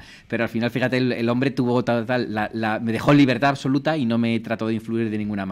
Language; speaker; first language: Spanish; native; Spanish